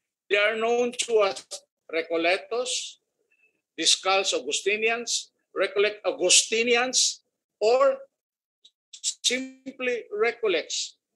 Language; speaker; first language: English; non-native, local second language; Filipino